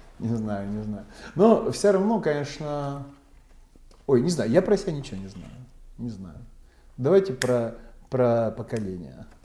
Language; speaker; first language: Russian; native; Russian